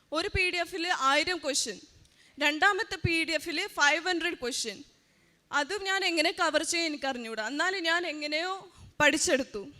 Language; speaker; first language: Malayalam; early bilingual, heritage; Malayalam